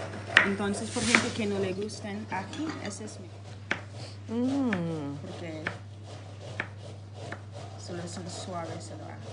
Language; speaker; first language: Spanish; non-native, learner; English